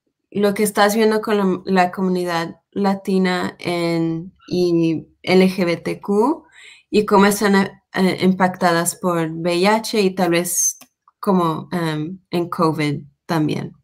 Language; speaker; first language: Spanish; non-native, fluent; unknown